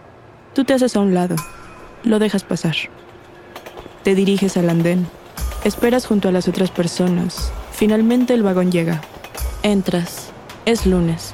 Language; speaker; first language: Spanish; native; Spanish